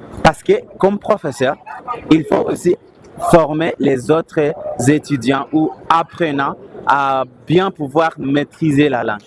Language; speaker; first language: French; non-native, fluent; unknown